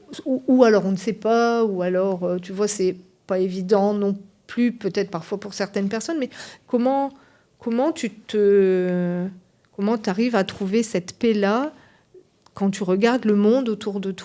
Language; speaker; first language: French; native; French